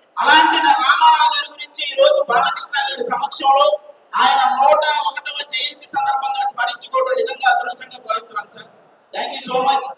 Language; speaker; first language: Telugu; native; Telugu